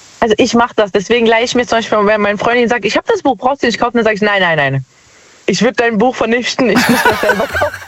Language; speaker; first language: German; native; German